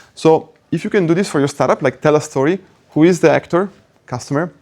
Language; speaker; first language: English; non-native, fluent; Italian